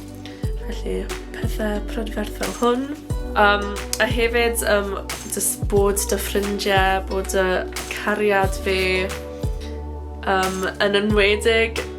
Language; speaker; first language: Welsh; non-native, local second language; English